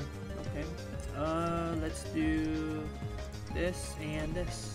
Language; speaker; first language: English; native; English